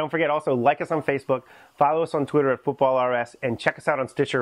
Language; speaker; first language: English; native; English